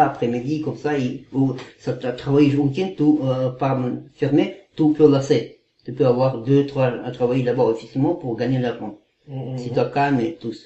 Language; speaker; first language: French; non-native, learner; Kazakh